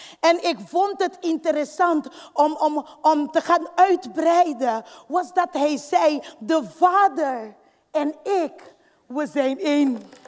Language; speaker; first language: Dutch; non-native, fluent; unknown